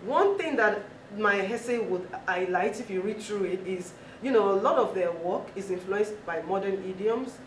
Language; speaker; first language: English; non-native, local second language; Yoruba